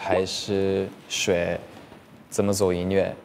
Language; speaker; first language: Chinese; non-native, learner; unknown